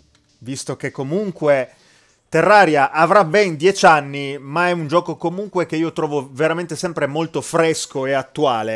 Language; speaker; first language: Italian; native; Italian